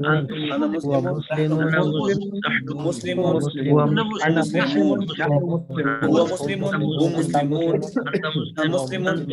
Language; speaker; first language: Arabic; non-native, learner; Urdu